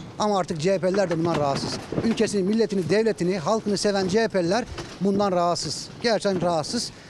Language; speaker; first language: Turkish; native; Turkish